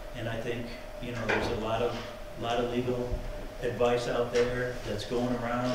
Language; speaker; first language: English; native; English